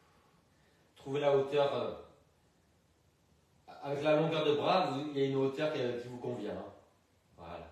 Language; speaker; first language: French; native; French